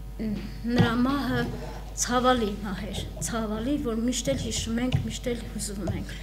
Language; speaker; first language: Armenian; non-native, local second language; Kurdish